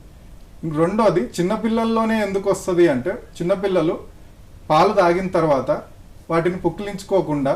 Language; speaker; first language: Telugu; native; Telugu